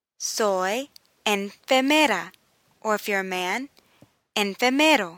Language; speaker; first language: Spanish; non-native, fluent; English